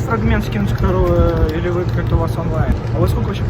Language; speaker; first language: Russian; native; Russian